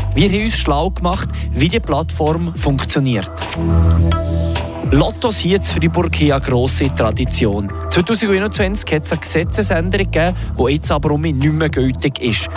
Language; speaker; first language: German; native; German